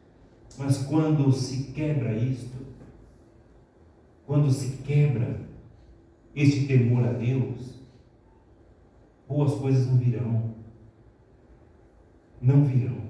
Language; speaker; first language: Portuguese; native; Portuguese